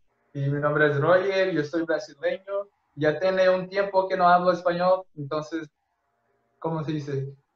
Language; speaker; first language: Spanish; non-native, fluent; Portuguese